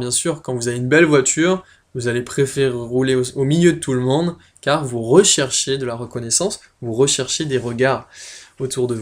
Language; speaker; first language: French; native; French